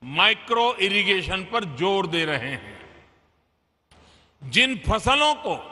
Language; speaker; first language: Hindi; non-native, local second language; Gujarati